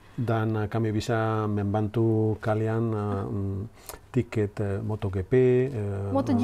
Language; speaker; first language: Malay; non-native, learner; Spanish